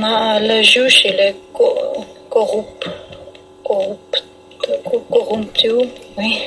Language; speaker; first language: French; non-native, learner; Armenian